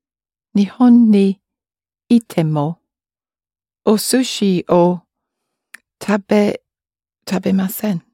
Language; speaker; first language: Japanese; non-native, learner; English